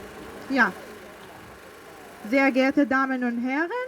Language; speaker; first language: German; early bilingual, other home language; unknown